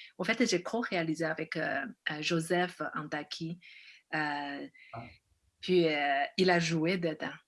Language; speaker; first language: French; non-native, fluent; Chinese